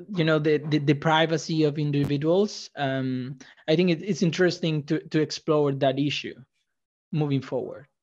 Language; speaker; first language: English; non-native, fluent; Spanish